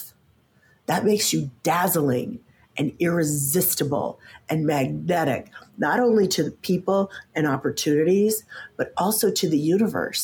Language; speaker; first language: English; native; English